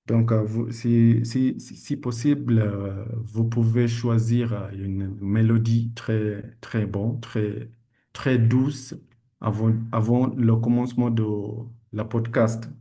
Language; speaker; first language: French; non-native, learner; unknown